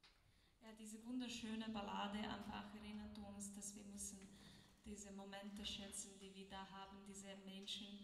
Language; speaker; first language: German; non-native, learner; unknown